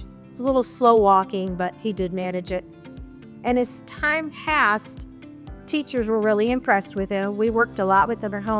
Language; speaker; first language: English; native; English